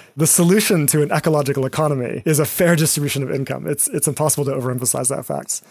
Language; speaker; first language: English; native; English